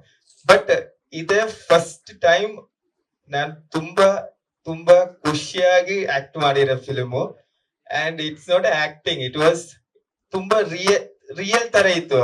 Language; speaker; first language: Kannada; non-native, fluent; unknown